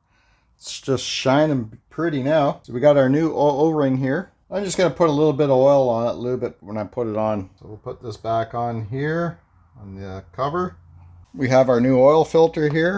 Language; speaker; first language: English; native; English